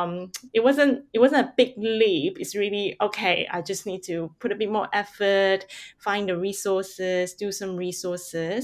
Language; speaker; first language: English; non-native, local second language; Hakka Chinese